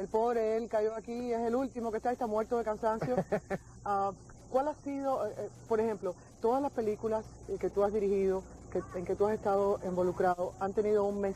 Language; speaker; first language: Spanish; native; Spanish